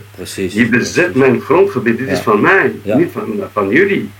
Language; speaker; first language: Dutch; non-native, fluent; Arabic